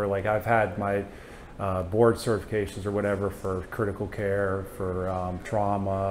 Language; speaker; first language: English; native; English